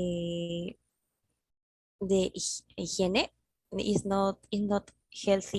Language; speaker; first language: English; non-native, learner; Spanish